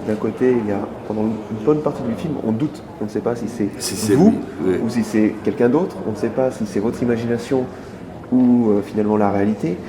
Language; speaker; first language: French; native; French